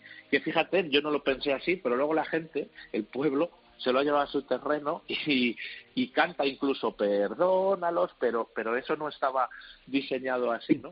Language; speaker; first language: Spanish; native; Spanish